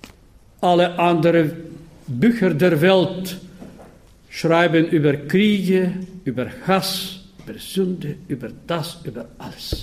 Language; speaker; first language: German; non-native, fluent; Bulgarian